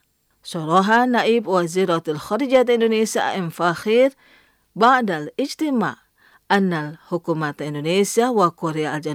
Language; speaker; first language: Arabic; non-native, fluent; Indonesian